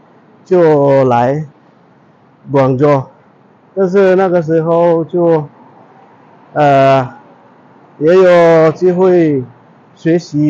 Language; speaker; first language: Chinese; non-native, fluent; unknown